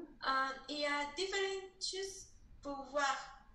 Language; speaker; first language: French; non-native, learner; Spanish